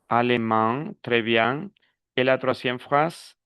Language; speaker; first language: French; non-native, fluent; Spanish